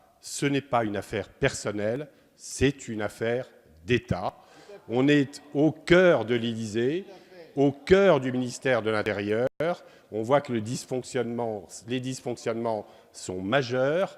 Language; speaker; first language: French; native; French